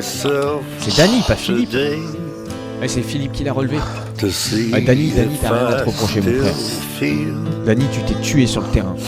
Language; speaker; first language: French; native; French